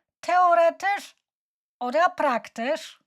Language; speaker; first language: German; non-native, fluent; Polish